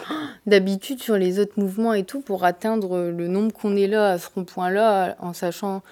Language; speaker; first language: French; native; French